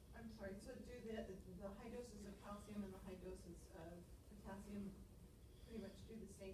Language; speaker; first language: English; native; English